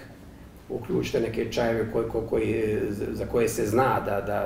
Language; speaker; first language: Bosnian; native; Bosnian